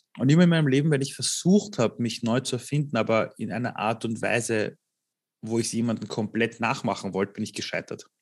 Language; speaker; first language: German; early bilingual, other home language; Persian